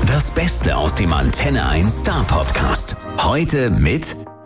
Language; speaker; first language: German; native; German